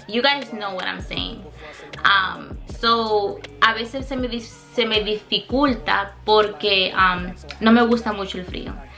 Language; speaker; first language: Spanish; early bilingual, heritage; Spanish